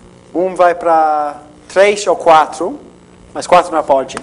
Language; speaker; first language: Portuguese; non-native, fluent; English